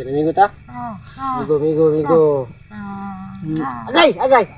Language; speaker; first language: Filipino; non-native, local second language; Cebuano